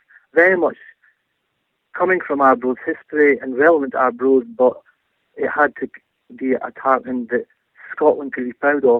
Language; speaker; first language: English; native; English